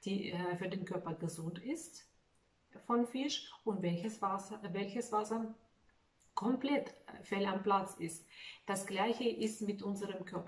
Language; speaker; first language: German; non-native, fluent; Russian